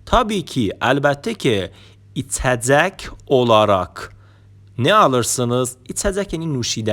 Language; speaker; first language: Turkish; non-native, fluent; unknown